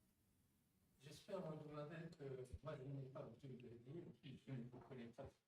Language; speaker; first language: French; non-native, local second language; Arabic